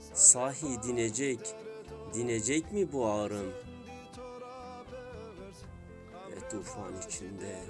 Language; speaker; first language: Turkish; native; Turkish